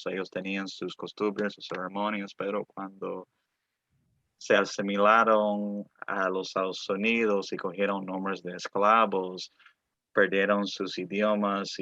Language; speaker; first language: Spanish; early bilingual, other home language; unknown